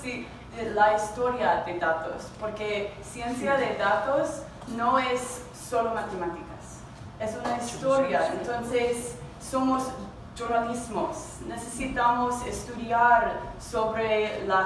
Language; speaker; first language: Spanish; non-native, learner; English